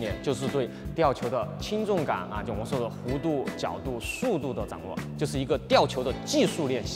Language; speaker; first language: Chinese; native; Chinese